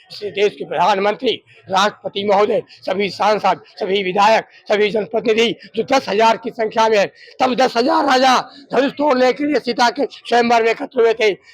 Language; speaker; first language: Hindi; native; Hindi